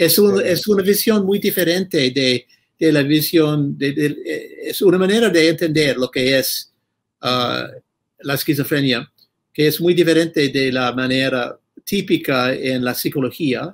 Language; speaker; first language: Spanish; non-native, fluent; English